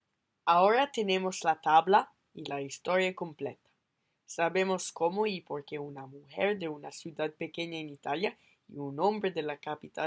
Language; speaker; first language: Spanish; non-native, fluent; English